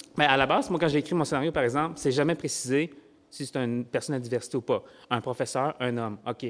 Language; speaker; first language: French; early bilingual, other home language; Vietnamese